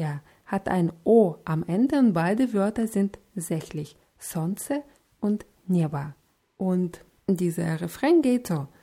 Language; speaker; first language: German; non-native, fluent; Russian